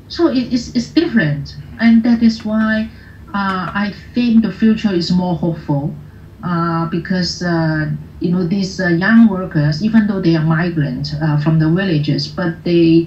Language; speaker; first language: English; non-native, local second language; Cantonese